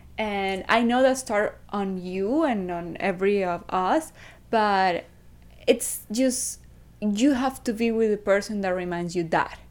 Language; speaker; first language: English; non-native, fluent; Spanish